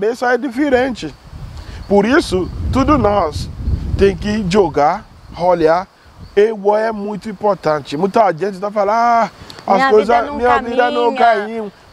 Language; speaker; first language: Portuguese; non-native, learner; Yoruba